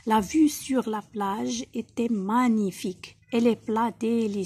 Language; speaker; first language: French; non-native, local second language; Arabic